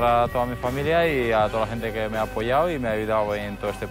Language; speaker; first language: Spanish; non-native, fluent; Romanian